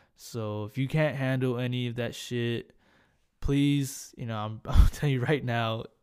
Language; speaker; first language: English; early bilingual, other home language; Spanish